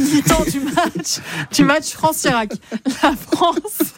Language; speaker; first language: French; native; French